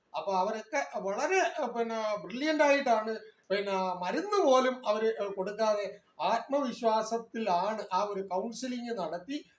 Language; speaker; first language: Malayalam; non-native, local second language; Tamil